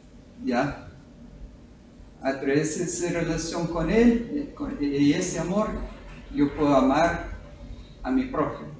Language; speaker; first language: Spanish; non-native, fluent; English